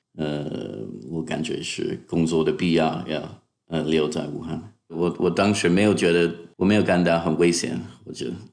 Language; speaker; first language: Chinese; non-native, fluent; English